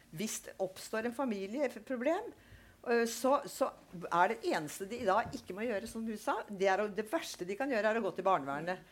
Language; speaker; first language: Norwegian; native; Norwegian